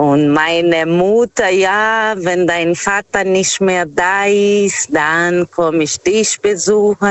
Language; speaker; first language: German; non-native, fluent; Portuguese